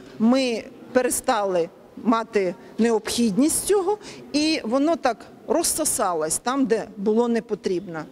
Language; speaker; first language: Ukrainian; non-native, local second language; Russian